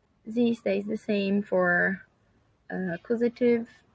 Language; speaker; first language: English; non-native, fluent; Portuguese